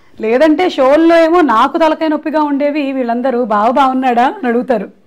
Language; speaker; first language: Telugu; non-native, local second language; Malayalam